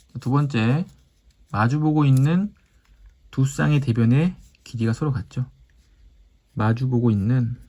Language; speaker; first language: Korean; native; Korean